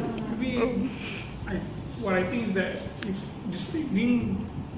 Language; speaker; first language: English; non-native, local second language; Malay